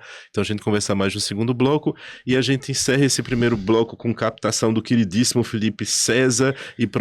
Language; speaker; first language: Portuguese; native; Portuguese